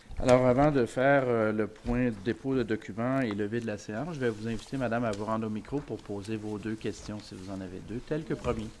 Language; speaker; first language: French; native; French